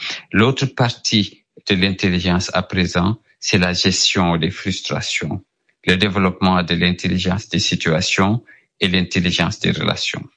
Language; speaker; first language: French; non-native, local second language; Wolof